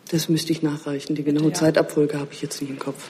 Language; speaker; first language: German; native; German